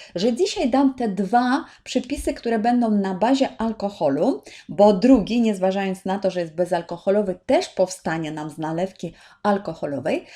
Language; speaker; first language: Polish; non-native, fluent; Ukrainian